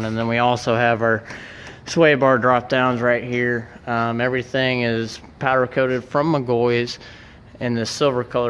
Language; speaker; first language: English; native; English